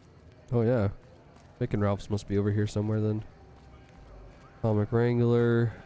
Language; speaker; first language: English; native; English